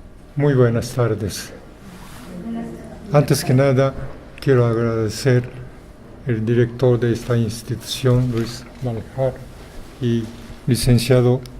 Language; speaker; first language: Spanish; non-native, fluent; Japanese